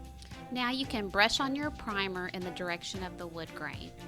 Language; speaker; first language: English; native; English